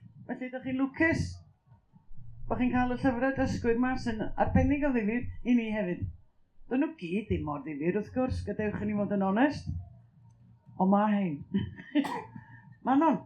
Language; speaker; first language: Welsh; native; Welsh